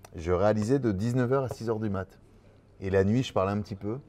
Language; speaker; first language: French; native; French